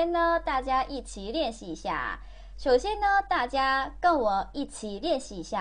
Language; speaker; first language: Chinese; non-native, fluent; Korean